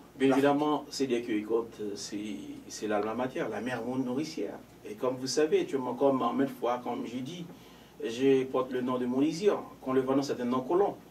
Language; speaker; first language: French; non-native, local second language; Haitian Creole